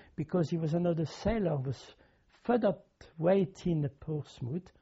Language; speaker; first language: English; non-native, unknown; French